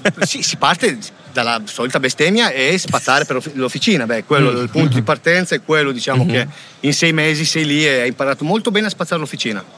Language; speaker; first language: Italian; non-native, fluent; Romanian